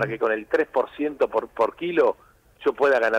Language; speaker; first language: Spanish; native; Spanish